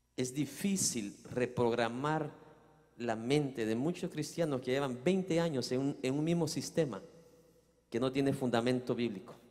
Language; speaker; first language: Spanish; native; Spanish